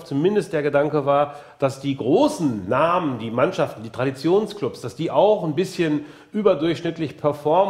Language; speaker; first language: German; native; German